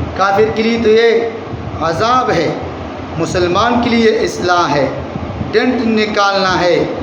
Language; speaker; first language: Urdu; non-native, local second language; Pashto